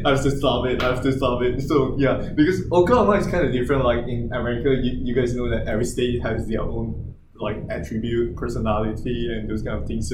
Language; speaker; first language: English; non-native, local second language; Chinese